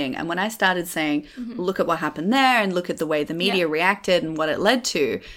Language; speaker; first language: English; native; English